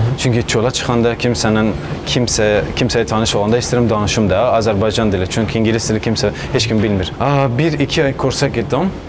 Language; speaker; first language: Azerbaijani; non-native, fluent; Persian